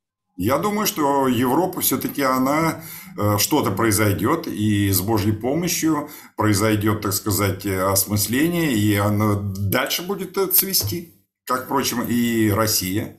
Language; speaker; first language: Russian; native; Russian